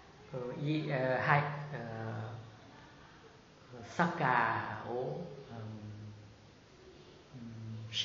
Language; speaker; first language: Japanese; non-native, learner; Vietnamese